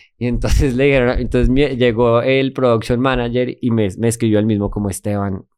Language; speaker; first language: Spanish; native; Spanish